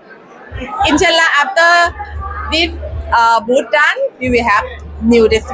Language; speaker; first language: English; non-native, fluent; Thai